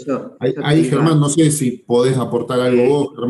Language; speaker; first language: Spanish; native; Spanish